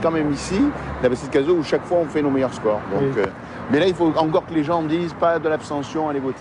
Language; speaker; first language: French; native; French